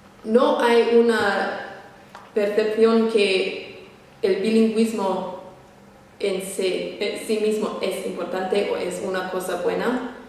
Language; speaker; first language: Spanish; non-native, fluent; English